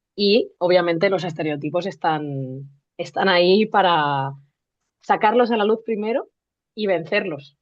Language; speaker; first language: Spanish; native; Spanish